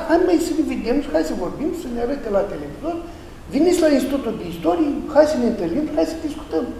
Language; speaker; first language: Romanian; native; Romanian